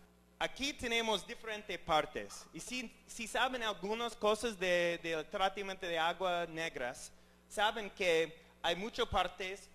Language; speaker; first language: Spanish; non-native, learner; English